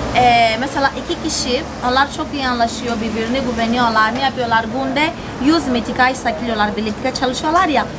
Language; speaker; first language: Turkish; non-native, fluent; Portuguese